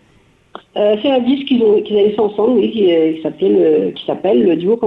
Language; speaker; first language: French; native; French